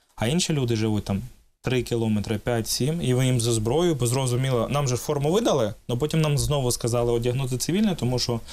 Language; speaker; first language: Ukrainian; non-native, local second language; Russian